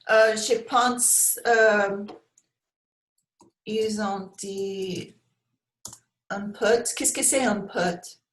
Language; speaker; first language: French; non-native, learner; English